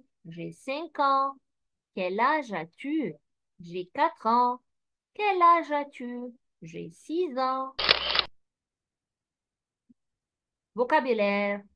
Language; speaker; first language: French; non-native, fluent; Arabic